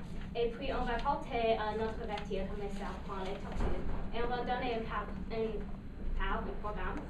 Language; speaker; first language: French; non-native, local second language; English